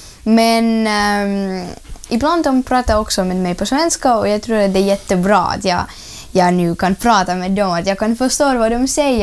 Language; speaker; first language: Swedish; non-native, learner; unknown